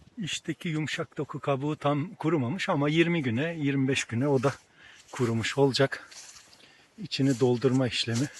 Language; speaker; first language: Turkish; native; Turkish